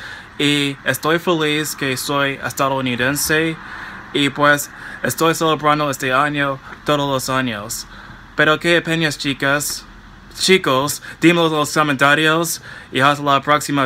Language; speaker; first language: Spanish; non-native, fluent; English